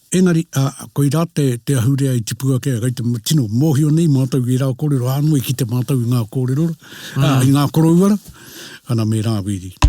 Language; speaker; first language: Māori; native; Māori